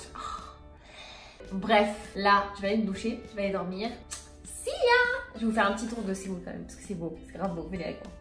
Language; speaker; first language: French; early bilingual, other home language; Arabic